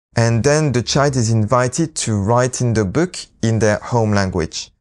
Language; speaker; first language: English; non-native, fluent; French